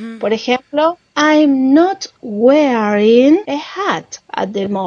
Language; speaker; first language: English; non-native, learner; Spanish